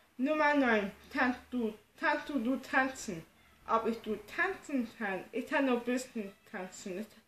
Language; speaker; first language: German; early bilingual, other home language; Turkish